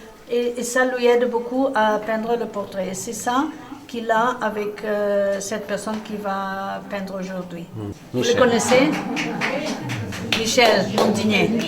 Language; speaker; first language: French; non-native, learner; Spanish